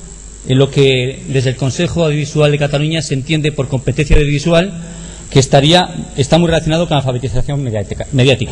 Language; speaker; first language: Spanish; native; Spanish